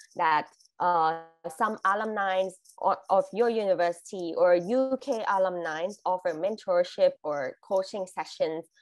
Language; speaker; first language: English; non-native, fluent; Thai